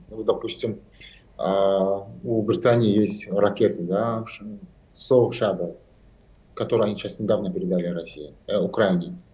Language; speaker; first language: Russian; non-native, local second language; Azerbaijani